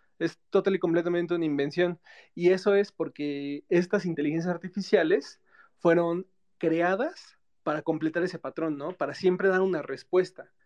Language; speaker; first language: Spanish; native; Spanish